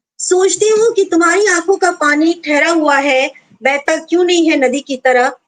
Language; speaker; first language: Hindi; non-native, local second language; Bangla